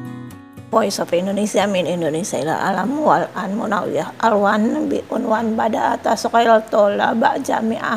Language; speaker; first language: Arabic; non-native, learner; Indonesian